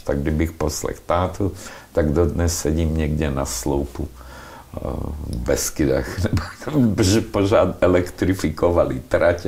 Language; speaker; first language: Czech; non-native, local second language; Slovak